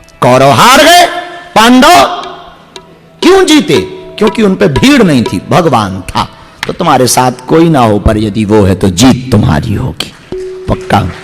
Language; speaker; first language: Hindi; native; Hindi